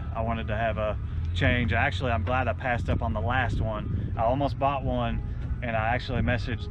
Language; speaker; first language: English; native; English